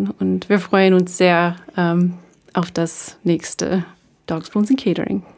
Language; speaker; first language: German; non-native, fluent; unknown